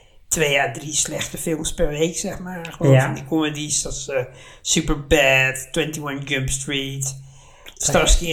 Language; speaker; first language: Dutch; native; Dutch